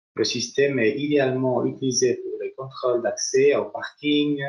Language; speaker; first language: French; non-native, fluent; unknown